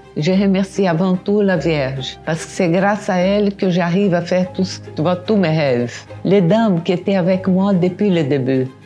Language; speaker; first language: French; non-native, fluent; Portuguese